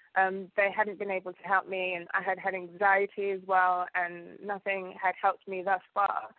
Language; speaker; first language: English; early bilingual, other home language; Ganda